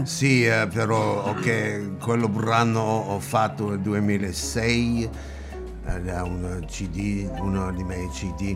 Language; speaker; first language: Italian; non-native, learner; English